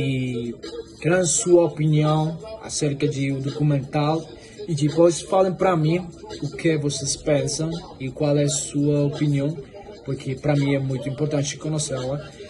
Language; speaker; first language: Portuguese; non-native, fluent; Spanish